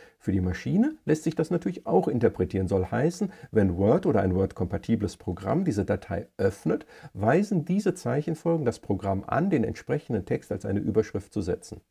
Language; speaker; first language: German; native; German